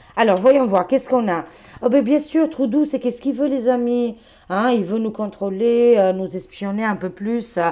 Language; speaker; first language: French; non-native, fluent; Albanian